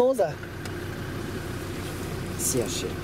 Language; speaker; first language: German; non-native, learner; Portuguese